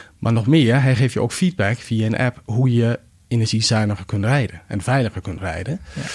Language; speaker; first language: Dutch; non-native, fluent; Danish